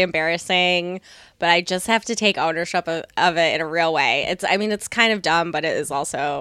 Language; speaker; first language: English; native; English